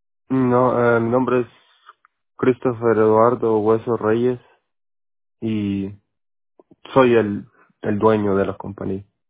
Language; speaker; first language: Spanish; native; Spanish